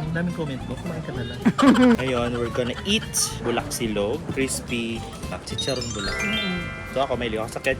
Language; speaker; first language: Filipino; non-native, local second language; Bikol